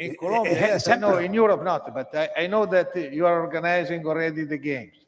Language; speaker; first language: English; non-native, learner; Italian